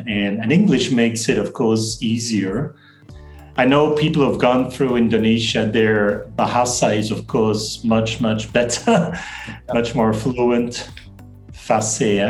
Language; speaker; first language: English; non-native, fluent; Dutch